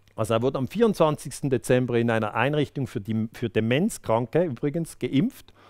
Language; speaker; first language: German; native; German